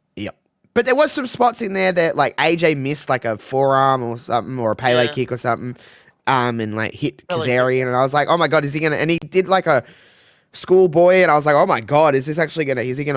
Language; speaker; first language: English; native; English